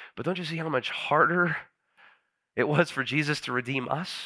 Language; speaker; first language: English; native; English